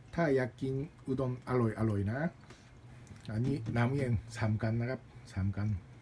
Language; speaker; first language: Thai; non-native, learner; Japanese